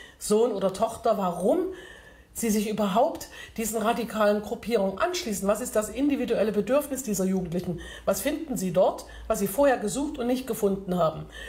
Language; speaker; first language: German; native; German